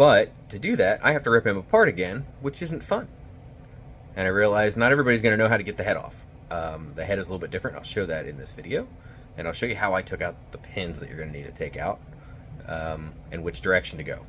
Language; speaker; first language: English; native; English